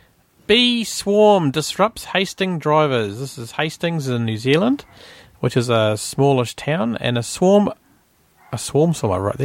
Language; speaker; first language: English; native; English